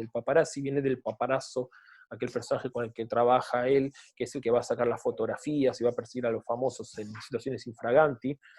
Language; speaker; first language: Spanish; native; Spanish